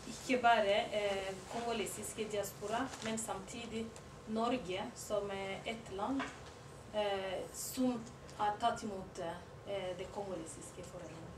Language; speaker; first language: Norwegian; non-native, learner; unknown